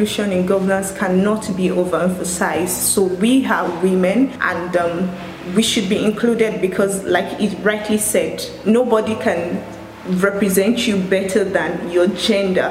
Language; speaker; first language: English; non-native, local second language; Yoruba